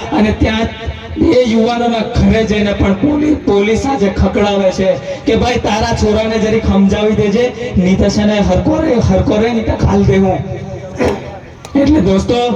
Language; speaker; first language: Gujarati; non-native, local second language; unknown